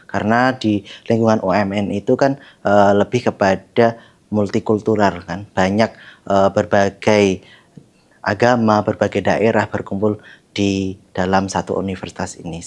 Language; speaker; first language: Indonesian; non-native, local second language; Javanese